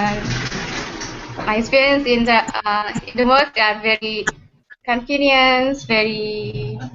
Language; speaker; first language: English; non-native, learner; Indonesian